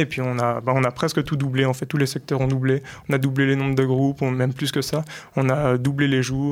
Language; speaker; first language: French; native; French